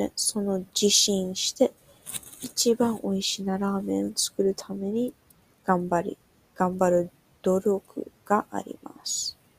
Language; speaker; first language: Japanese; non-native, learner; English